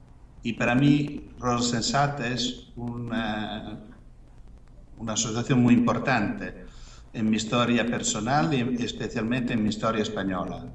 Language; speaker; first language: Spanish; non-native, fluent; Italian